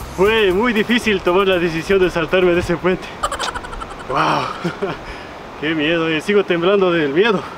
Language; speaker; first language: Spanish; native; Spanish